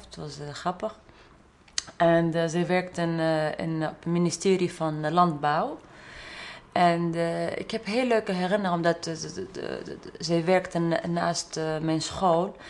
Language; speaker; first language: Dutch; non-native, fluent; Arabic